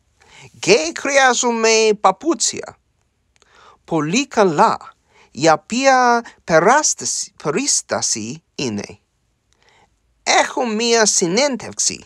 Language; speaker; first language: Greek; non-native, learner; English